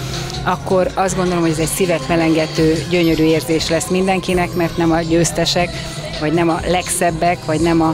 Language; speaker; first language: Hungarian; native; Hungarian